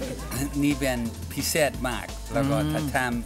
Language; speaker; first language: Thai; non-native, learner; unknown